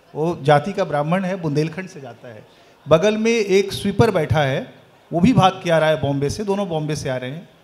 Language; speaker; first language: Hindi; native; Hindi